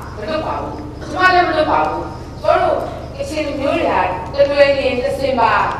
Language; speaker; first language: Burmese; non-native, local second language; Kachin